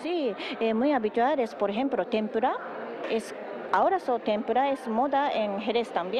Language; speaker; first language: Spanish; non-native, learner; Japanese